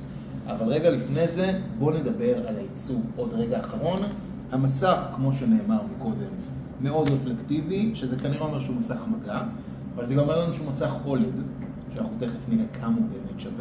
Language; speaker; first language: Hebrew; native; Hebrew